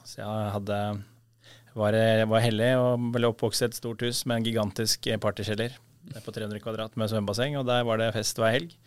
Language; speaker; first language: Norwegian; native; Norwegian